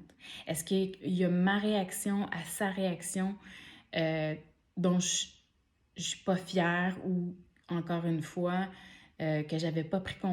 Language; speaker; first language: French; native; French